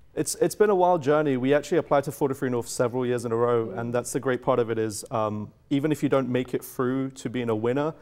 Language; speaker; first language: English; native; English